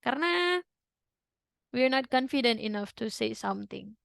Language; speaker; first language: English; non-native, fluent; Indonesian